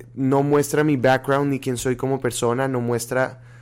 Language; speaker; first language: Spanish; native; Spanish